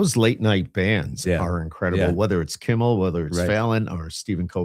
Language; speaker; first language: English; native; English